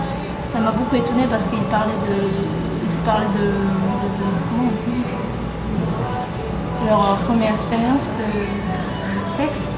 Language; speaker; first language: French; non-native, fluent; Korean